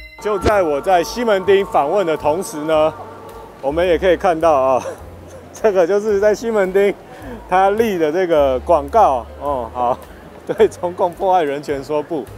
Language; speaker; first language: Chinese; native; Chinese